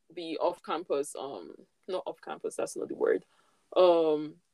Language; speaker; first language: English; non-native, local second language; Yoruba